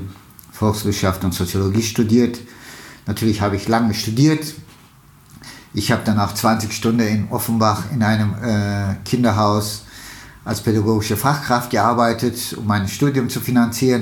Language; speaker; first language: German; non-native, fluent; Turkish